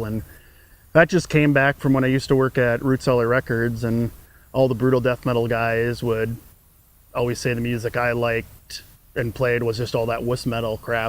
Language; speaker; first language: English; native; English